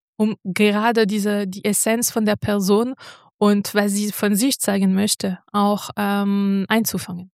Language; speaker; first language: German; non-native, fluent; French